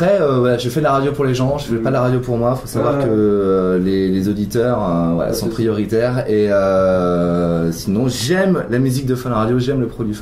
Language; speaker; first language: French; native; French